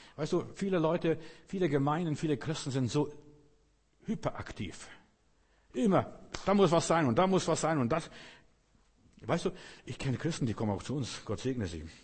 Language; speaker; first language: German; non-native, fluent; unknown